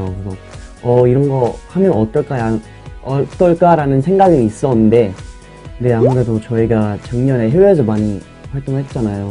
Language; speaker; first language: Korean; early bilingual, heritage; Korean